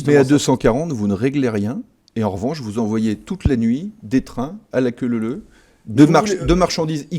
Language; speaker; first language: French; native; French